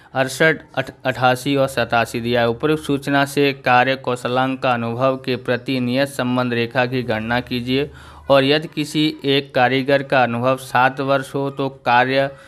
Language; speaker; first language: Hindi; non-native, local second language; Gujarati